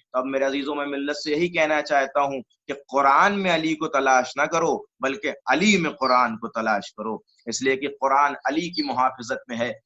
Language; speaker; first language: Urdu; native; Urdu